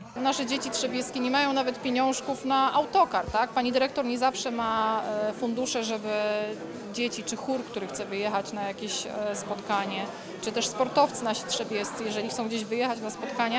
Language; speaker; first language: Polish; native; Polish